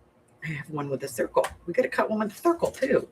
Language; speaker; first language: English; native; English